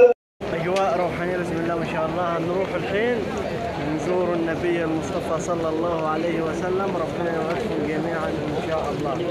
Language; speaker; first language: Arabic; native; Arabic